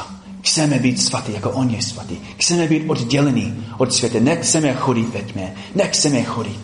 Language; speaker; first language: Czech; non-native, fluent; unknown